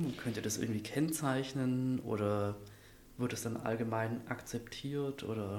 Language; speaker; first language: German; native; German